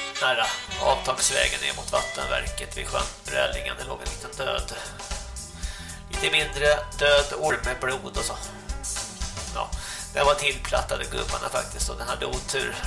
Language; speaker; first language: Swedish; native; Swedish